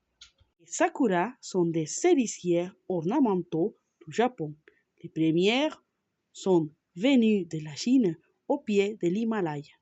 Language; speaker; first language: French; non-native, learner; Spanish